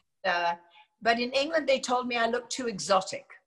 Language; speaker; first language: English; native; English